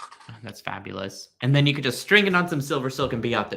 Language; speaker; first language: English; native; English